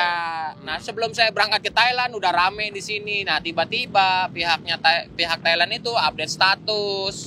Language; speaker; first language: Indonesian; native; Indonesian